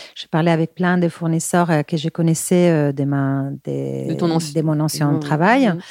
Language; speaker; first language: French; non-native, fluent; Spanish